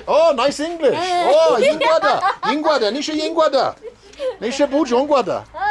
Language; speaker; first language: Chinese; non-native, learner; English